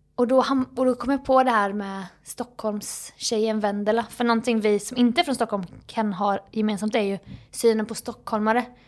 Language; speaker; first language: Swedish; native; Swedish